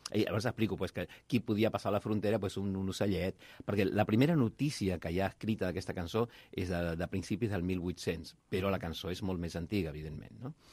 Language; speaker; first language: Catalan; early bilingual, heritage; Catalan